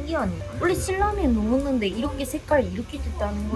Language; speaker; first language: Korean; non-native, fluent; Japanese